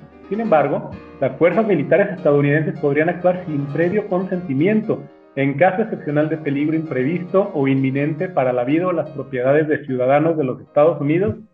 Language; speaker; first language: Spanish; native; Spanish